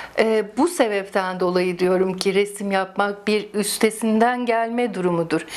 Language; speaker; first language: Turkish; early bilingual, heritage; Turkish